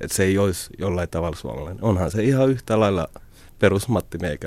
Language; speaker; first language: Finnish; early bilingual, other home language; Arabic